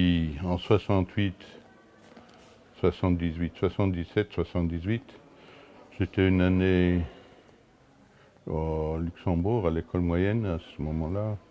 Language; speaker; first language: French; non-native, local second language; Luxembourgish